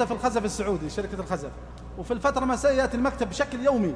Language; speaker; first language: Arabic; native; Arabic